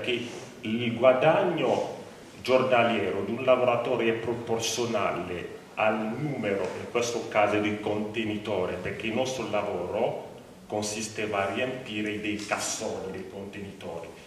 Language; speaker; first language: Italian; non-native, fluent; French